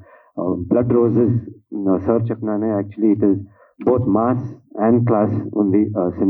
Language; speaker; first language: Telugu; non-native, learner; Kannada